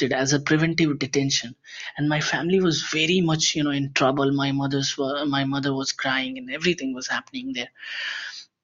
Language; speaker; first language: English; non-native, local second language; Hindi